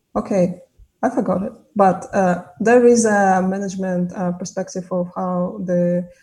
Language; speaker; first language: English; non-native, fluent; Russian